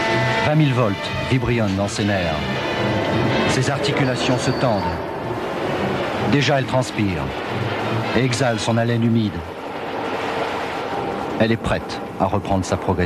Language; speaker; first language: French; native; French